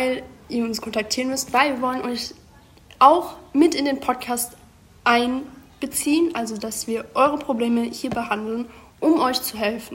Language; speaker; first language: German; early bilingual, other home language; Greek